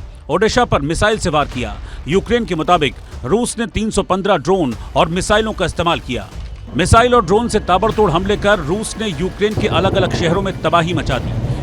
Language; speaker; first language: Hindi; native; Hindi